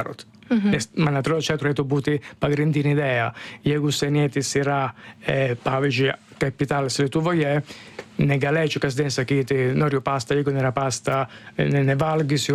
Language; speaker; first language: Lithuanian; non-native, learner; Italian